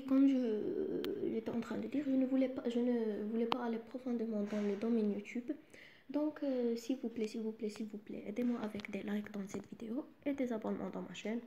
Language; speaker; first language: French; non-native, local second language; Arabic